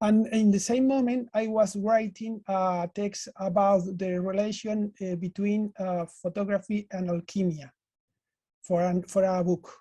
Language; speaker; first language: English; non-native, learner; Spanish